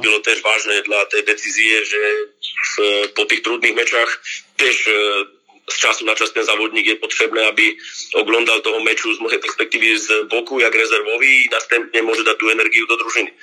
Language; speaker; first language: Polish; non-native, learner; Slovak